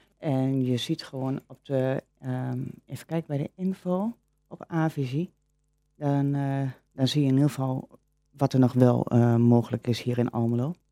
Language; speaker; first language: Dutch; native; Dutch